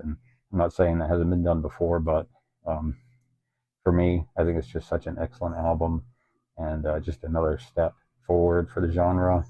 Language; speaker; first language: English; native; English